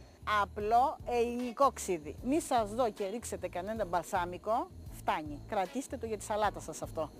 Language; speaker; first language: Greek; native; Greek